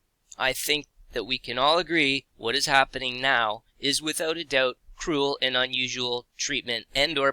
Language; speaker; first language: English; native; English